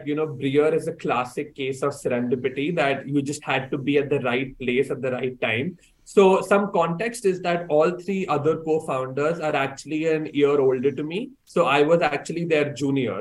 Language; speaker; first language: English; non-native, local second language; Hindi